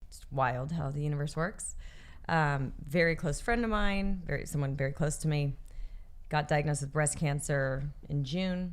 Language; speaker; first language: English; native; English